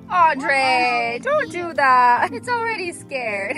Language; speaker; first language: English; early bilingual, other home language; Russian